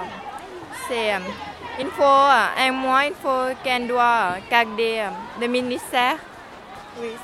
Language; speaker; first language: French; non-native, learner; Lao